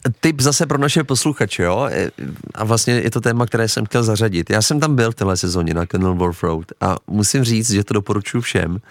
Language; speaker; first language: Czech; native; Czech